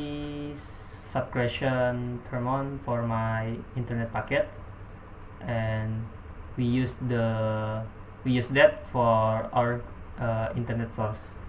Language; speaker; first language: English; non-native, learner; Indonesian